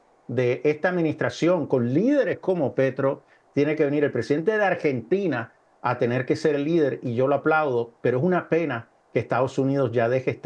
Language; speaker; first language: Spanish; native; Spanish